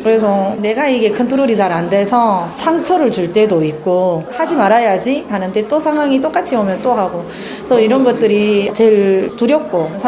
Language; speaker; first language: Korean; native; Korean